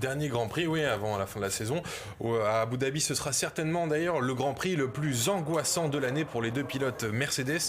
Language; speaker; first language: French; native; French